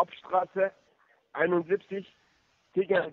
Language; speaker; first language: German; non-native, fluent; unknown